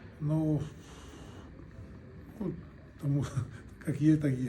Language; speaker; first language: Ukrainian; non-native, local second language; Russian